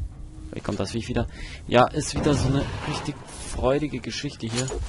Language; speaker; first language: German; native; German